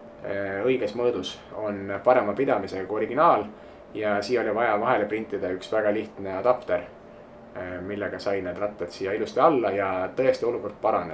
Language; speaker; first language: Estonian; native; Estonian